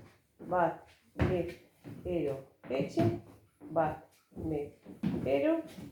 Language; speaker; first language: Basque; non-native, local second language; Spanish